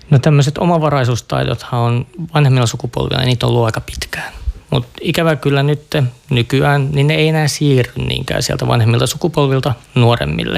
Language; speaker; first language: Finnish; native; Finnish